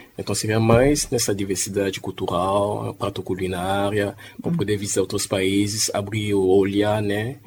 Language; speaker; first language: Portuguese; non-native, fluent; French